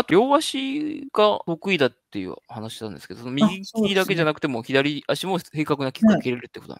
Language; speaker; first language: Japanese; native; Japanese